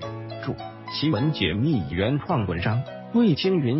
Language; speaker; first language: Chinese; native; Chinese